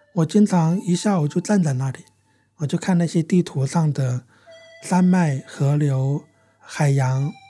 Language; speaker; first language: Chinese; native; Chinese